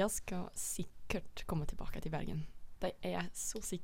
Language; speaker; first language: Norwegian; non-native, fluent; Dutch